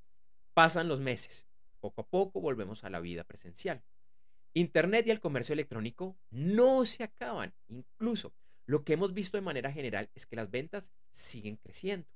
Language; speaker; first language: Spanish; native; Spanish